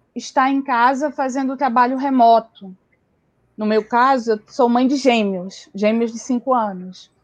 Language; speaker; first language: Portuguese; native; Portuguese